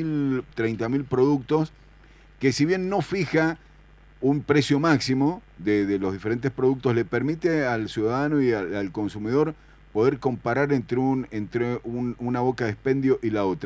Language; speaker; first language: Spanish; native; Spanish